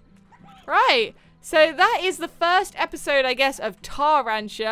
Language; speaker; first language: English; native; English